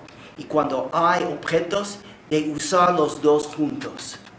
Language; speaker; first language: Spanish; non-native, fluent; English